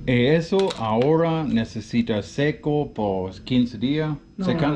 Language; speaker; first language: Spanish; non-native, learner; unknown